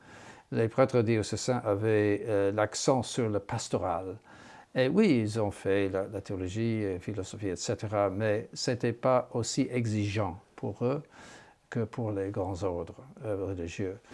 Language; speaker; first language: French; non-native, fluent; English